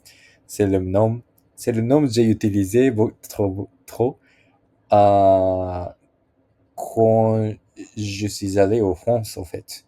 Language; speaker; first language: French; non-native, learner; Japanese